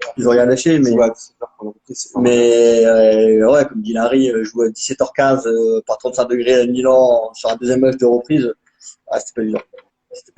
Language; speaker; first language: French; native; French